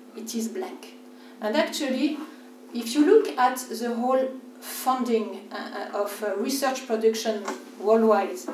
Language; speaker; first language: English; non-native, fluent; French